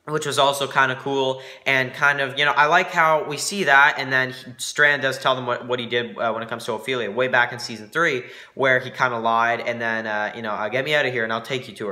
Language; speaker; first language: English; native; English